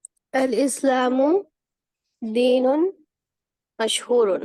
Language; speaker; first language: Arabic; non-native, learner; Urdu